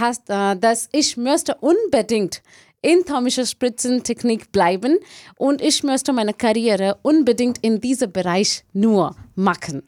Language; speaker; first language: German; non-native, learner; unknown